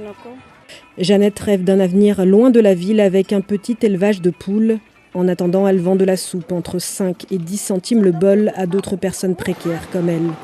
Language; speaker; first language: French; native; French